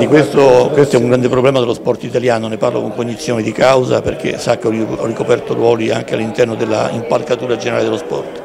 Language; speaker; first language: Italian; native; Italian